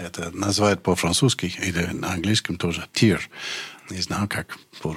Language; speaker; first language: Russian; non-native, learner; English